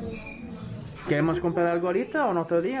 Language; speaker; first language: Spanish; non-native, learner; English